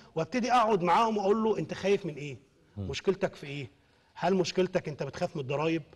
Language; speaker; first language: Arabic; native; Arabic